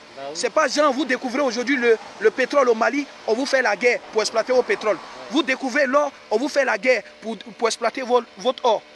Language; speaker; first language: French; native; French